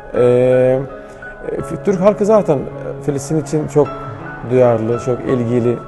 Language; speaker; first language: Turkish; non-native, fluent; Arabic